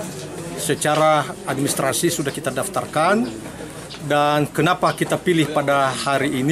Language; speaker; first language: Indonesian; native; Indonesian